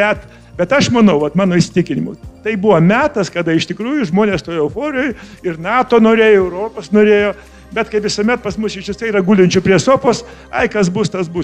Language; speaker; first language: Lithuanian; native; Lithuanian